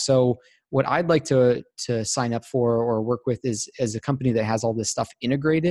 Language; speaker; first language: English; native; English